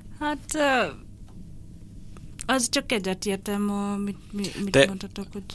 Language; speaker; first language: Hungarian; non-native, learner; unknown